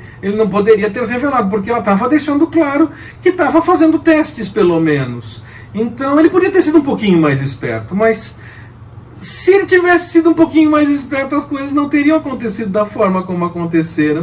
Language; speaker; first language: Portuguese; native; Portuguese